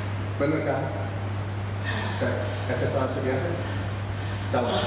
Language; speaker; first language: Indonesian; non-native, fluent; English